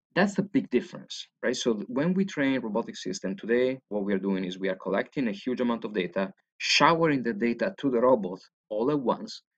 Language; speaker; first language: English; non-native, fluent; Italian